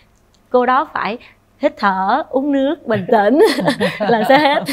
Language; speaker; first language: Vietnamese; native; Vietnamese